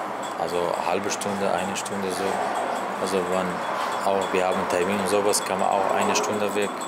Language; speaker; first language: German; non-native, learner; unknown